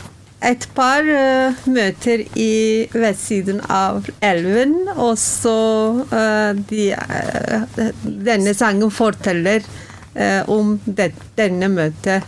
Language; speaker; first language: Norwegian; non-native, learner; Kurdish